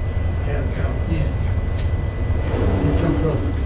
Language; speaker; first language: English; non-native, learner; Arabic